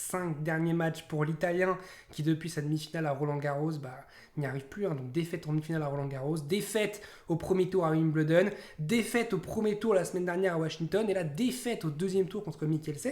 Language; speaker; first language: French; native; French